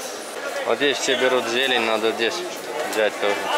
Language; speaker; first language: Russian; native; Russian